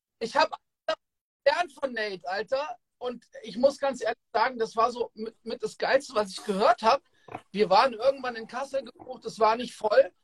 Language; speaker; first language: German; native; German